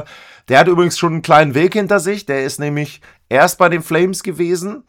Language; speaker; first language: German; native; German